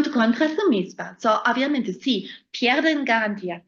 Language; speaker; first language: Spanish; non-native, fluent; German